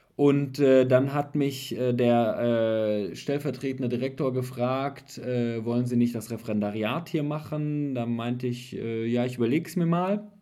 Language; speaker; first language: German; early bilingual, other home language; Persian